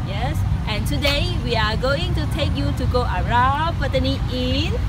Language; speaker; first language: English; non-native, learner; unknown